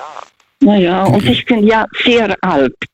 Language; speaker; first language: German; non-native, learner; Russian